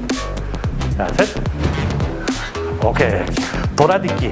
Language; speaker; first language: Spanish; non-native, learner; Korean